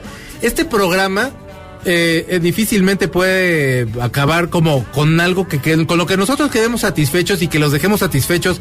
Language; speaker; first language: Spanish; native; Spanish